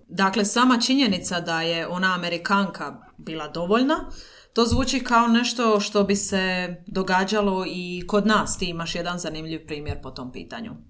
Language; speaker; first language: Croatian; native; Croatian